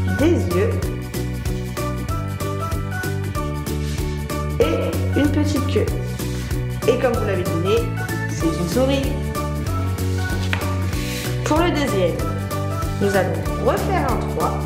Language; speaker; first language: French; native; French